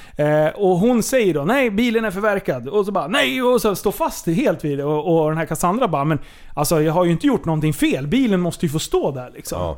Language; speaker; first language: Swedish; native; Swedish